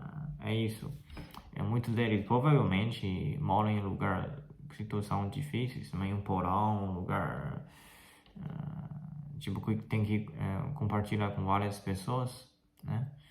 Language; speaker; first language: Portuguese; non-native, fluent; Chinese